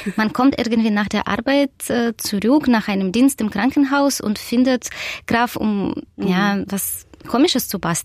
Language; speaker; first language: German; non-native, fluent; Russian